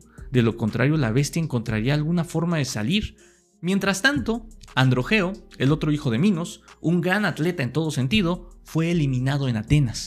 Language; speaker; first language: Spanish; native; Spanish